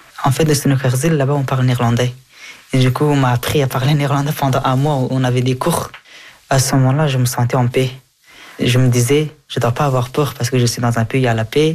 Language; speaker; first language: French; early bilingual, other home language; Persian